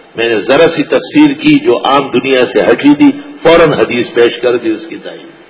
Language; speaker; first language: Urdu; non-native, local second language; Pashto